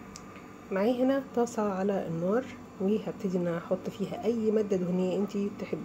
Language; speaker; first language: Arabic; native; Arabic